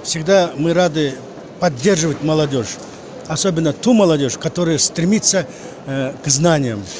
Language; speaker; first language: Russian; non-native, local second language; Kazakh